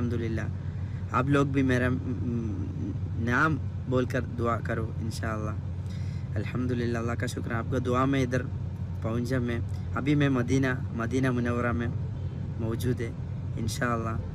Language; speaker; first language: Hindi; non-native, local second language; Malayalam